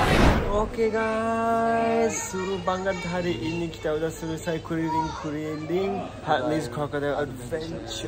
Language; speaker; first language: Indonesian; non-native, learner; Japanese